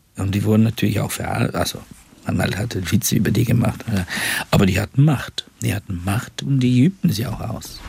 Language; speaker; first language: German; non-native, fluent; Bulgarian